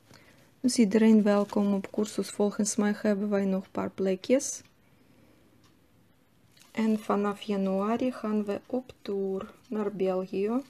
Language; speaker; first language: Dutch; non-native, fluent; Russian